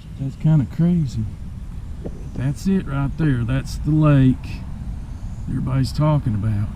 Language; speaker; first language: English; native; English